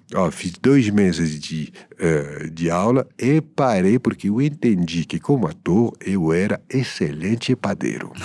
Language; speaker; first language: Portuguese; non-native, fluent; French